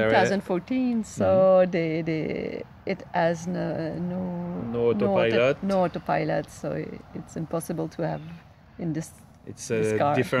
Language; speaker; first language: English; non-native, local second language; French